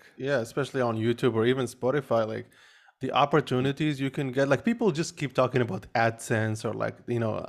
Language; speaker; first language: English; early bilingual, other home language; Arabic